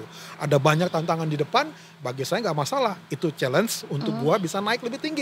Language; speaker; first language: Indonesian; native; Indonesian